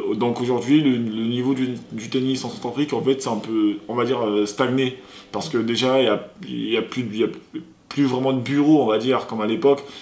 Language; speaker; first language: French; early bilingual, other home language; Sango